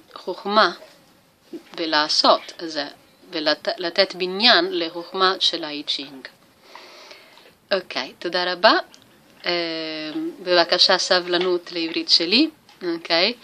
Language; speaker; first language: Hebrew; non-native, learner; Italian